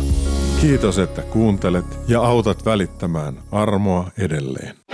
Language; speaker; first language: Finnish; native; Finnish